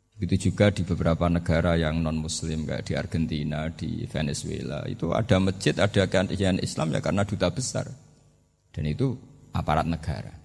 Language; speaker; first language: Indonesian; non-native, local second language; Javanese